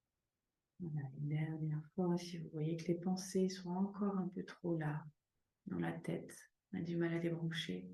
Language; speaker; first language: French; native; French